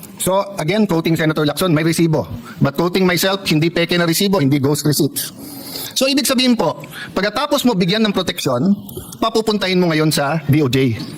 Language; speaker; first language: Filipino; native; Filipino